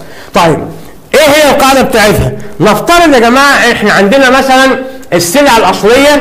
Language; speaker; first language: Arabic; native; Arabic